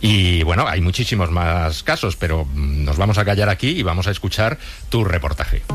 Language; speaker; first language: Spanish; native; Spanish